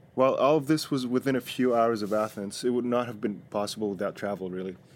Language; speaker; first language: English; non-native, fluent; Greek